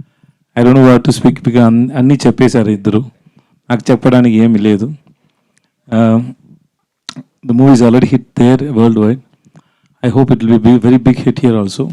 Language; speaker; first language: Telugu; non-native, learner; Tamil